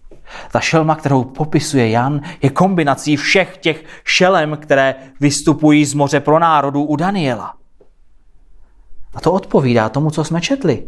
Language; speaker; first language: Czech; native; Czech